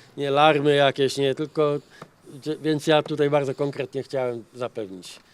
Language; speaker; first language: Polish; native; Polish